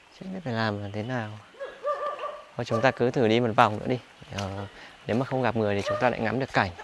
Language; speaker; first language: Vietnamese; native; Vietnamese